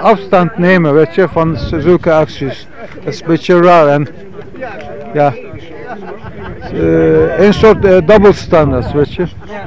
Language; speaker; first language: Dutch; non-native, fluent; Turkish